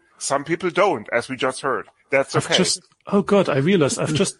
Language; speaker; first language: English; non-native, fluent; German